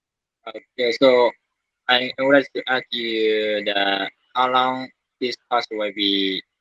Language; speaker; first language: English; non-native, learner; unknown